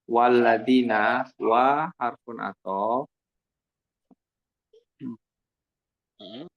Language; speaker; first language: Arabic; non-native, learner; Indonesian